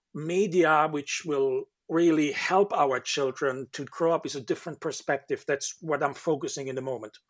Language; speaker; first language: English; non-native, fluent; German